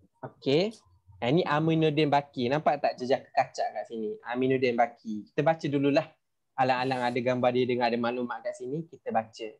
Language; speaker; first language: Malay; native; Malay